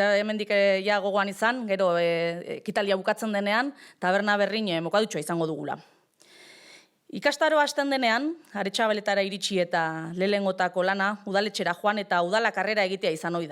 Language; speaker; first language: Basque; native; Basque